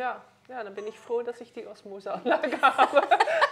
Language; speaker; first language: German; non-native, learner; Dutch